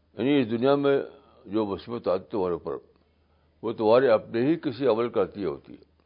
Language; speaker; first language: Urdu; native; Urdu